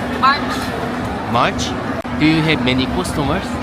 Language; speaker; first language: English; non-native, learner; Korean